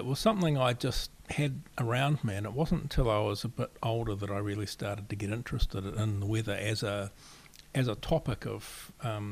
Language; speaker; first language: English; native; English